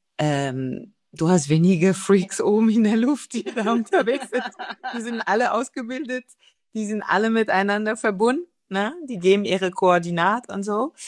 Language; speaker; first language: German; non-native, fluent; French